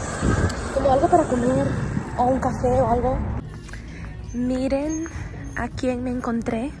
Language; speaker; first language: Spanish; early bilingual, heritage; Spanish